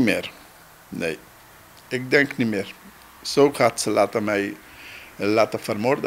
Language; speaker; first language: Dutch; non-native, local second language; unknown